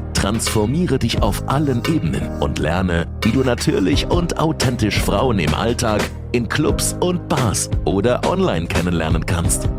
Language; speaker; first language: German; native; German